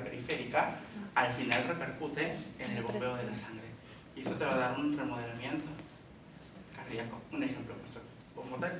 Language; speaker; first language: Spanish; native; Spanish